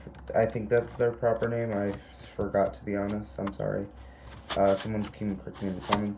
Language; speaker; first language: English; native; English